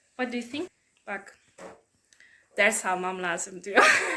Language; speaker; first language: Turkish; non-native, learner; Kinyarwanda